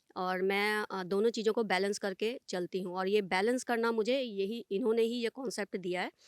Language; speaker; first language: Hindi; non-native, local second language; Punjabi